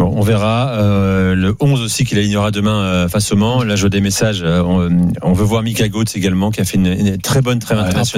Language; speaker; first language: French; native; French